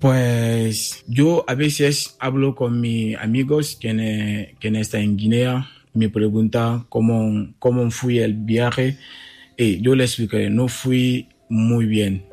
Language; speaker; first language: Spanish; non-native, learner; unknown